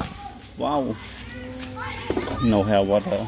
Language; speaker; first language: English; non-native, learner; Vietnamese